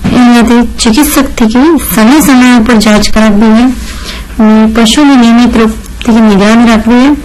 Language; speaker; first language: Gujarati; non-native, local second language; Hindi